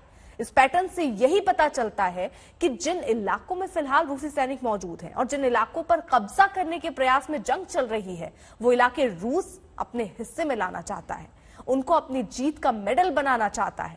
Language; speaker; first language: Hindi; native; Hindi